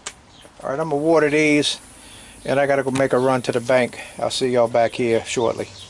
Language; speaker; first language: English; native; English